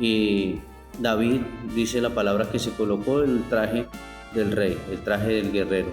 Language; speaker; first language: Spanish; native; Spanish